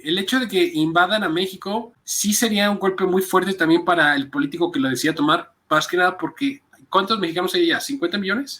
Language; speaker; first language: Spanish; native; Spanish